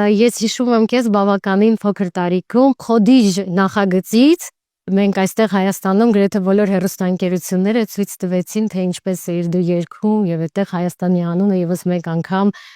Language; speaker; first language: Armenian; native; Armenian